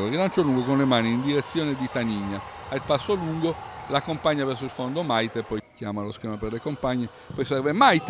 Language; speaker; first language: Italian; native; Italian